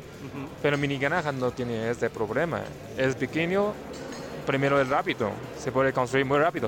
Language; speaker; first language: Spanish; non-native, learner; Chinese